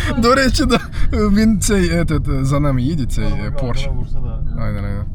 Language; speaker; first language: Ukrainian; non-native, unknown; Turkish